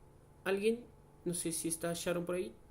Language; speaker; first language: Spanish; native; Spanish